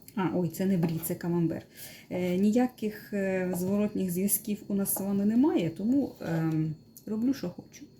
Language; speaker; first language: Ukrainian; non-native, local second language; Russian